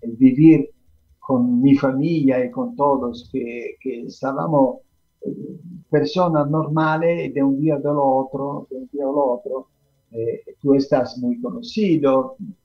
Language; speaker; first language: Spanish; non-native, fluent; Italian